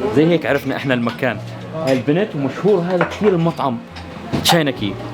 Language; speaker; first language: Arabic; native; Arabic